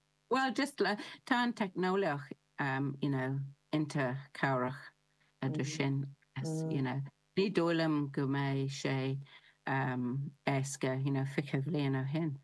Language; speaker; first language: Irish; non-native, learner; English